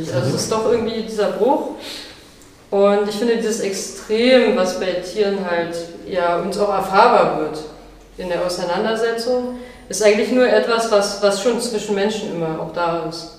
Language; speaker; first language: German; native; German